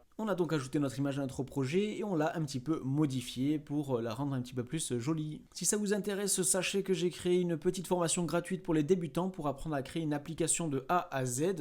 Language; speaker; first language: French; native; French